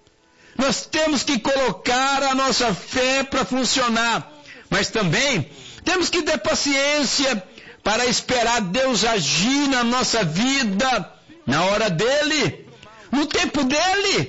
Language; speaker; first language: Portuguese; native; Portuguese